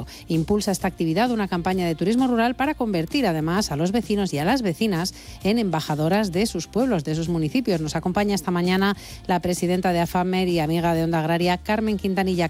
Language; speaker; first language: Spanish; native; Spanish